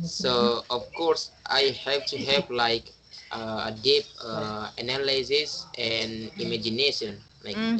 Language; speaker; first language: English; non-native, learner; Indonesian